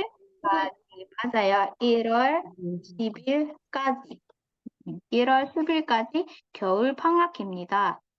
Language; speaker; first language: Korean; non-native, fluent; Indonesian